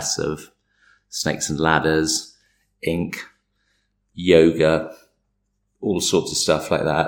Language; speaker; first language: English; native; English